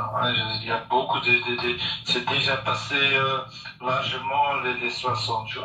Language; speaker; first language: French; non-native, local second language; Dutch